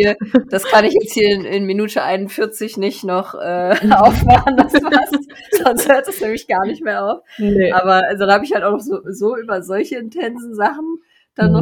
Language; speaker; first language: German; native; German